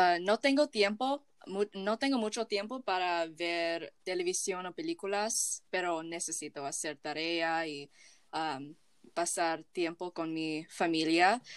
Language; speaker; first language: Spanish; non-native, learner; English